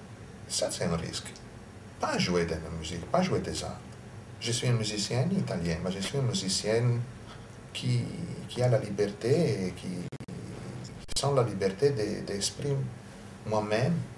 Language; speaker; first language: French; non-native, learner; Italian